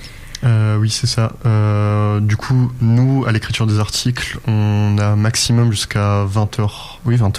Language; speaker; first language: French; native; French